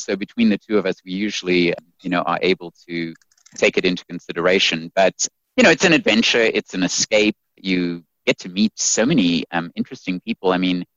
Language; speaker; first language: English; native; English